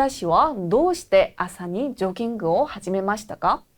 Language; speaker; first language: Japanese; non-native, fluent; Korean